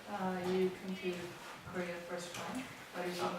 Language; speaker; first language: English; non-native, learner; Korean